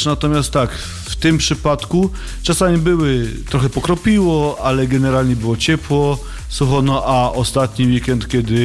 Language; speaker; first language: Polish; native; Polish